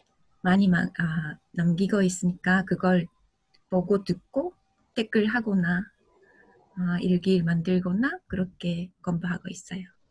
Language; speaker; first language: Korean; non-native, fluent; Japanese